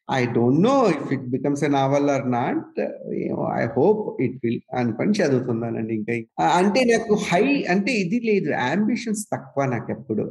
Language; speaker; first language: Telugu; non-native, local second language; Kannada